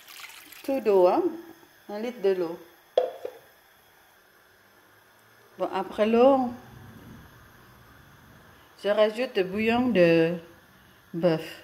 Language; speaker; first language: French; non-native, fluent; Indonesian